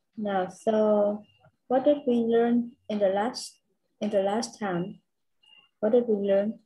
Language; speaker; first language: English; non-native, learner; Vietnamese